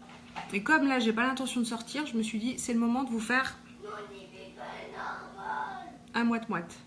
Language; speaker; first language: French; native; French